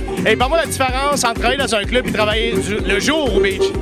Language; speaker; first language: French; native; French